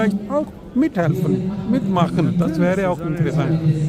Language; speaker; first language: German; non-native, learner; Urdu